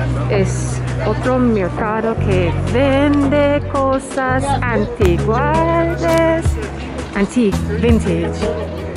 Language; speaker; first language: Spanish; non-native, learner; English